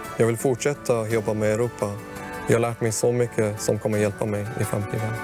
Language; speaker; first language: Swedish; early bilingual, other home language; Persian